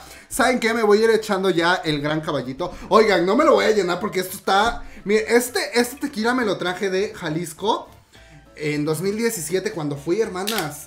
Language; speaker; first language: Spanish; native; Spanish